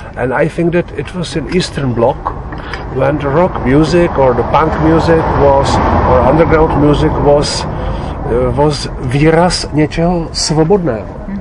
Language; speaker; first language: English; non-native, fluent; Czech